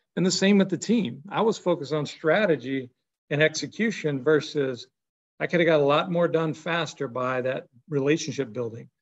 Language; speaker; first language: English; native; English